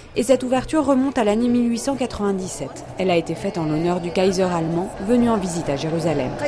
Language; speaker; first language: French; non-native, fluent; Arabic